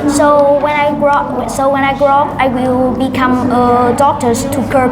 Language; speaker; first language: English; non-native, learner; Vietnamese